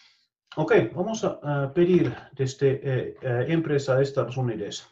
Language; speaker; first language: Spanish; non-native, fluent; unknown